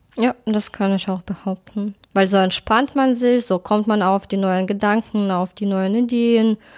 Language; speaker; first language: German; non-native, fluent; Russian